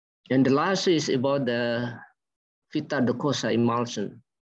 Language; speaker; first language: English; non-native, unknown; Indonesian